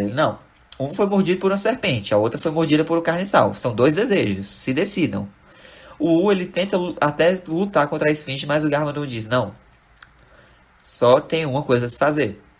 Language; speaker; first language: Portuguese; native; Portuguese